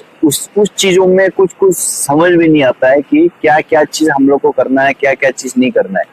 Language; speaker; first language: Hindi; non-native, local second language; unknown